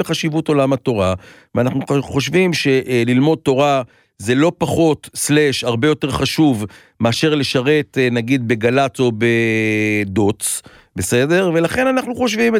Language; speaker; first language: Hebrew; native; Hebrew